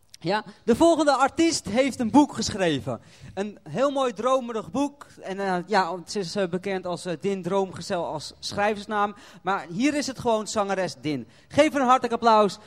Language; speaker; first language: Dutch; native; Dutch